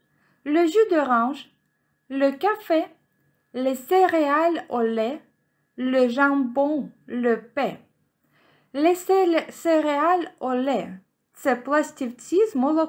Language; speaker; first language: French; non-native, fluent; Ukrainian